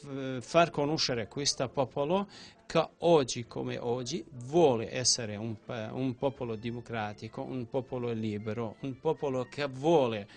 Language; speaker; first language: Italian; non-native, fluent; Central Kurdish